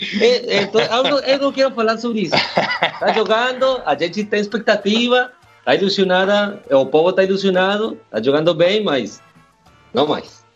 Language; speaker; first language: Portuguese; non-native, learner; Spanish